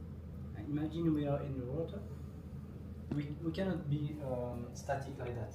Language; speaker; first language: English; non-native, learner; French